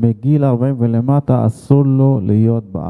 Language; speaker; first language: Hebrew; non-native, fluent; Arabic